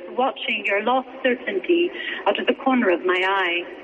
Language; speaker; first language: English; native; English